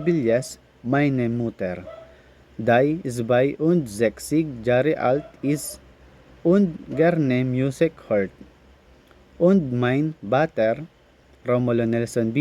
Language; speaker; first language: German; non-native, learner; Filipino